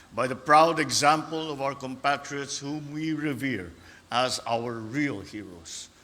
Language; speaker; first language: English; non-native, local second language; Filipino